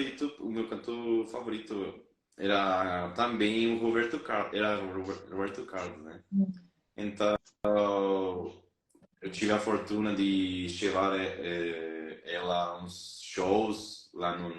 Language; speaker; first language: Portuguese; non-native, fluent; Spanish